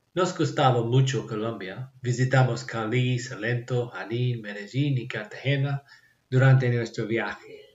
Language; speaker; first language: Spanish; non-native, learner; English